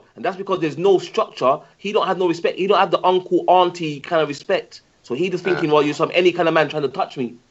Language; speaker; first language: English; native; English